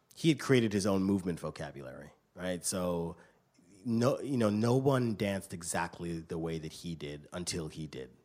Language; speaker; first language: English; native; English